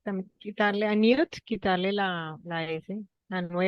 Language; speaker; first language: Spanish; native; Spanish